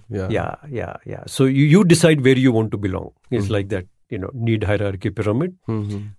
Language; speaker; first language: English; non-native, local second language; Gujarati